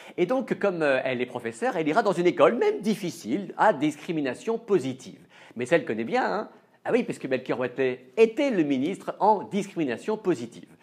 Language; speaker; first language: French; native; French